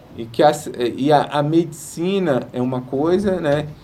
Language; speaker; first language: Portuguese; native; Portuguese